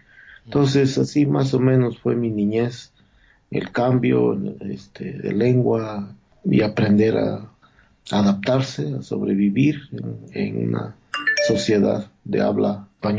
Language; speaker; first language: Spanish; non-native, local second language; Zapotec